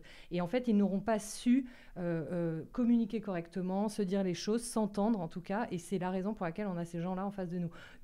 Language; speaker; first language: French; native; French